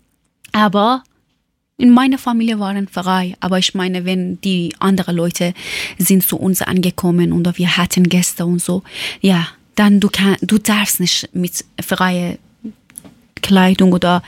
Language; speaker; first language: German; non-native, learner; Persian